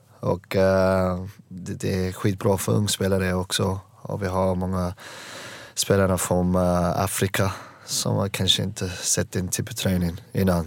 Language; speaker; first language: Swedish; non-native, learner; English